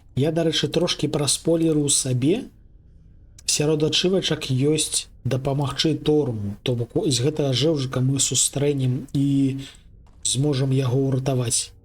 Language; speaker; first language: Belarusian; native; Belarusian